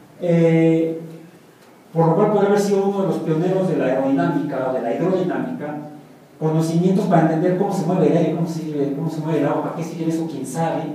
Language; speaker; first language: Spanish; native; Spanish